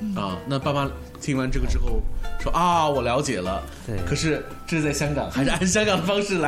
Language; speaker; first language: Chinese; native; Chinese